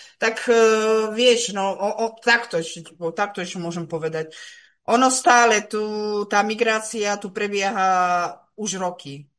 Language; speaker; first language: Slovak; native; Slovak